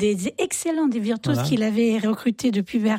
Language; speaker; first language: French; native; French